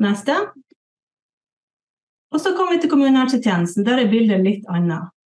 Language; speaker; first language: Norwegian; native; Norwegian